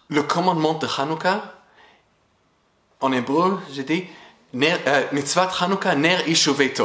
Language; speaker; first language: French; non-native, fluent; English